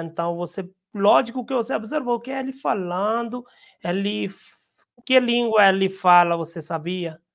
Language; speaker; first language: Portuguese; non-native, learner; Hindi